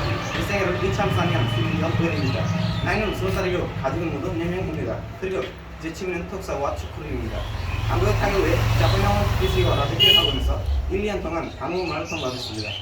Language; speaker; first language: Korean; non-native, learner; Bangla